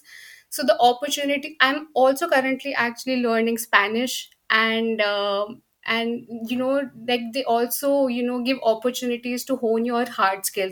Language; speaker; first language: English; non-native, local second language; Hindi